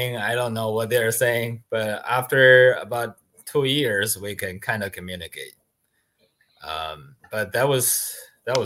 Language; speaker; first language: English; non-native, fluent; Chinese